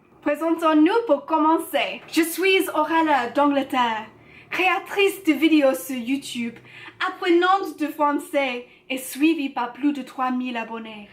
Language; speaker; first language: French; non-native, learner; English